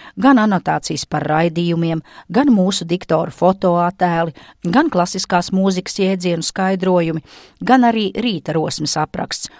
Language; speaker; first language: Latvian; native; Latvian